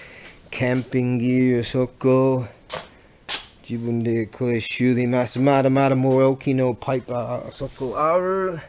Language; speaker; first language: Japanese; non-native, learner; English